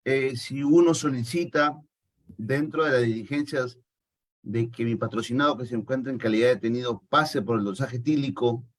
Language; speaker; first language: Spanish; native; Spanish